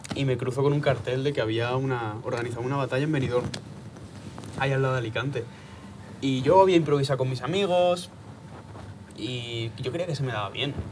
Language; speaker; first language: Spanish; native; Spanish